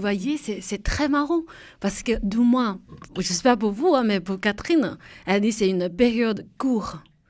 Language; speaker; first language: French; non-native, fluent; Chinese